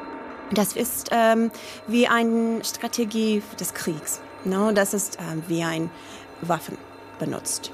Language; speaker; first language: German; non-native, learner; English